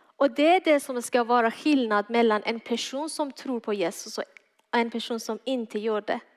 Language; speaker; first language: Swedish; non-native, fluent; Persian